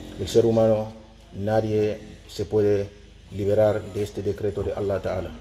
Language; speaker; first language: Spanish; non-native, fluent; Mandingo